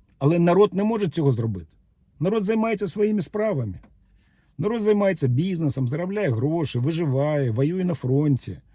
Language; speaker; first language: Ukrainian; native; Ukrainian